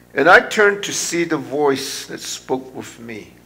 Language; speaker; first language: English; non-native, local second language; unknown